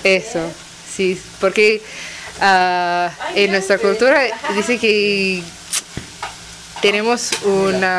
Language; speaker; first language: Spanish; non-native, learner; Tamil